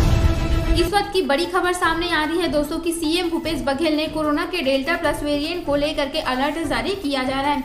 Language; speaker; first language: Hindi; native; Hindi